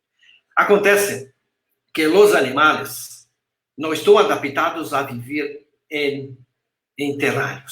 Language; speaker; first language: Spanish; non-native, learner; Portuguese